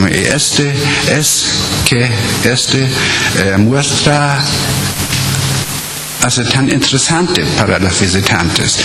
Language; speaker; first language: Spanish; non-native, learner; German